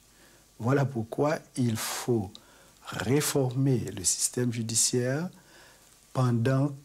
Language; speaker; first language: French; non-native, local second language; Haitian Creole